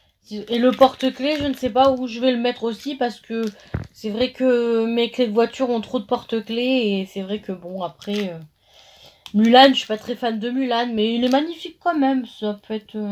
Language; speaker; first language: French; native; French